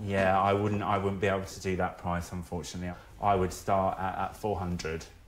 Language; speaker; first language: English; native; English